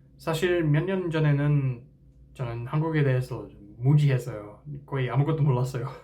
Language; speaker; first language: Korean; non-native, fluent; English